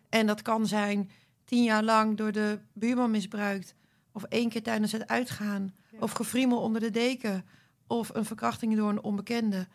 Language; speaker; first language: Dutch; early bilingual, other home language; Croatian